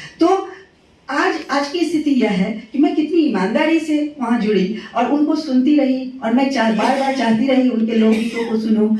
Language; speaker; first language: Hindi; non-native, local second language; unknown